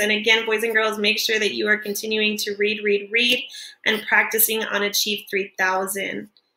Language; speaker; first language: English; native; English